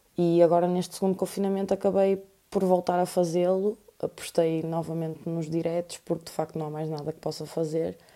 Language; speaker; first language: Portuguese; native; Portuguese